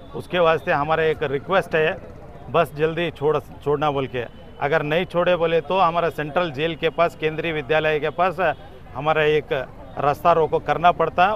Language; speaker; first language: Hindi; non-native, local second language; Urdu